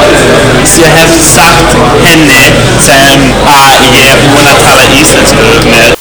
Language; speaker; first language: Icelandic; non-native, learner; English